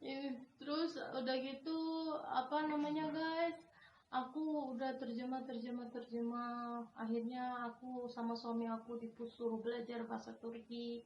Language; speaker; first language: Indonesian; non-native, local second language; Javanese